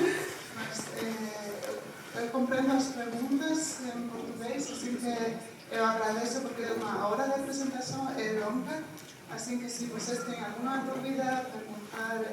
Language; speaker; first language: Portuguese; non-native, fluent; Spanish